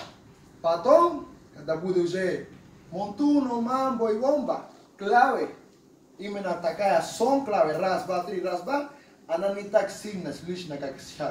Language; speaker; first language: Russian; non-native, fluent; Spanish